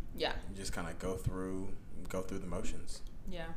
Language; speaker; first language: English; native; English